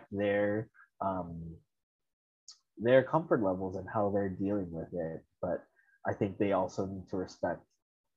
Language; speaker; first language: English; early bilingual, other home language; Filipino